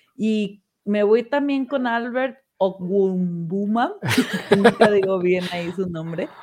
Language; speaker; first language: Spanish; native; Spanish